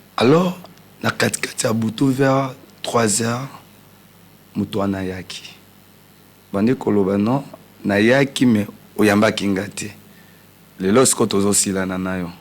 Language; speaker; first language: Lingala; non-native, local second language; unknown